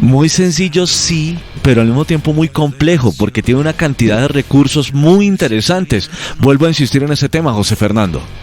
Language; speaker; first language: Spanish; native; Spanish